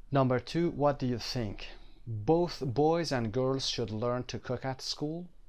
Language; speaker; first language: English; non-native, fluent; Persian